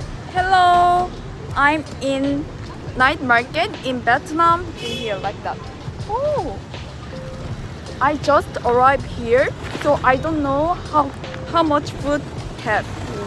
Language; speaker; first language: English; non-native, learner; Korean